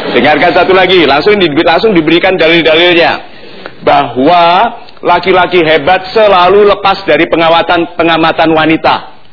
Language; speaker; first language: Indonesian; native; Indonesian